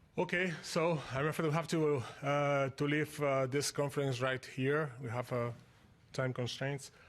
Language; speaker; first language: English; non-native, fluent; Basque